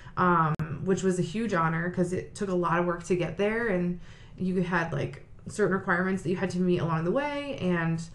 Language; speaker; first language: English; native; English